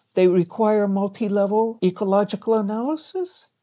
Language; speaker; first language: English; native; English